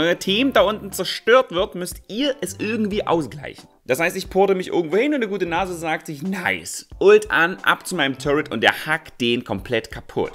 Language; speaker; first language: German; native; German